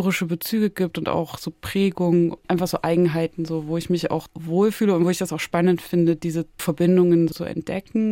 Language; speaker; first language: German; native; German